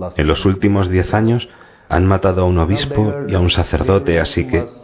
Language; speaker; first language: Spanish; non-native, fluent; Turkish